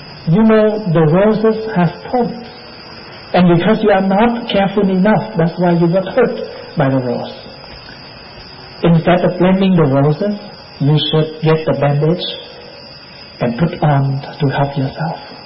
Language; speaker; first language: English; non-native, fluent; Vietnamese